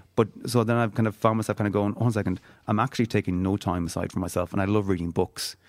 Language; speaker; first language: English; native; English